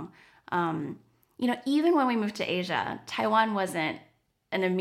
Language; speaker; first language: English; non-native, fluent; Chinese